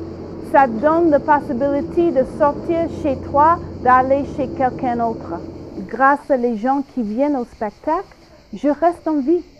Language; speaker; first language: French; non-native, fluent; English